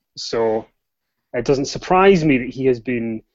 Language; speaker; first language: English; native; English